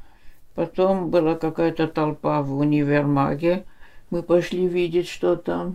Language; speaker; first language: Russian; early bilingual, heritage; Russian